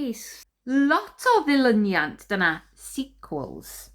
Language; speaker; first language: Welsh; non-native, fluent; English